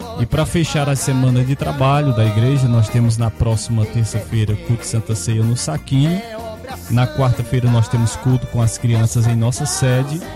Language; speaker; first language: Portuguese; native; Portuguese